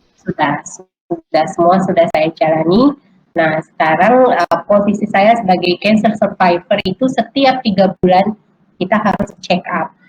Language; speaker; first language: Indonesian; native; Indonesian